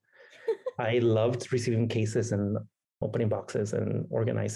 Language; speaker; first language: English; non-native, fluent; Spanish